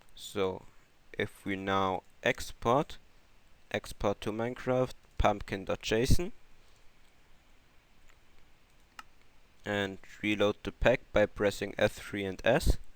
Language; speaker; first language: English; non-native, fluent; German